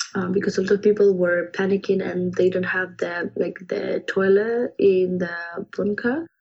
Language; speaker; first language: English; non-native, fluent; Ukrainian